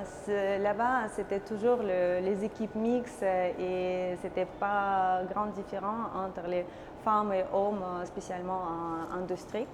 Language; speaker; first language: French; non-native, learner; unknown